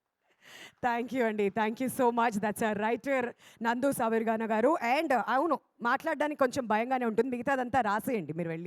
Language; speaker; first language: Telugu; native; Telugu